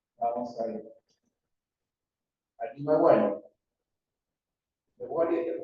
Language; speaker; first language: Spanish; native; Spanish